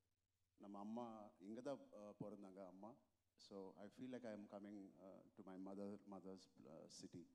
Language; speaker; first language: Tamil; non-native, local second language; Telugu